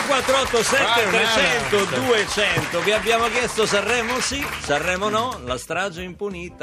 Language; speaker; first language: Italian; native; Italian